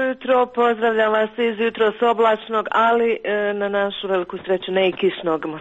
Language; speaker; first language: Croatian; native; Croatian